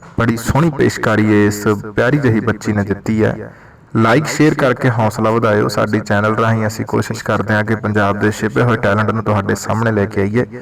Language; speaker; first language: Punjabi; native; Punjabi